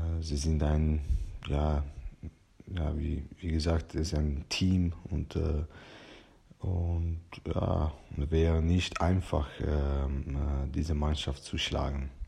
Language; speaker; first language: German; non-native, fluent; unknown